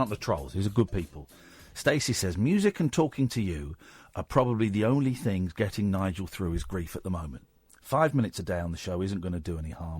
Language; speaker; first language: English; native; English